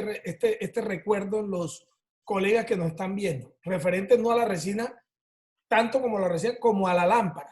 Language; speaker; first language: Spanish; native; Spanish